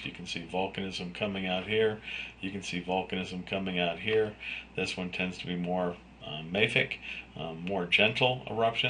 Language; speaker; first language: English; native; English